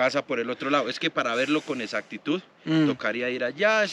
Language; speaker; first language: Spanish; native; Spanish